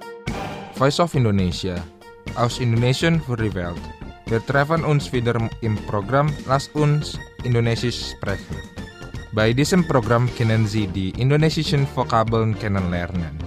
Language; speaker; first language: German; non-native, fluent; Indonesian